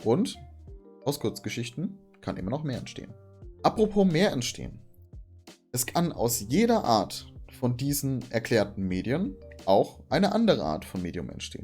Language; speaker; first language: German; native; German